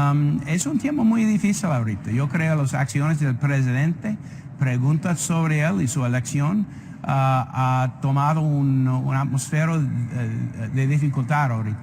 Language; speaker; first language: Spanish; non-native, fluent; English